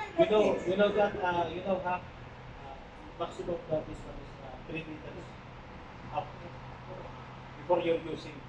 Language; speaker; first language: English; non-native, learner; Filipino